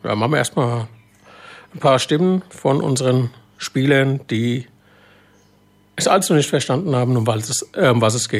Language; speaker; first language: German; native; German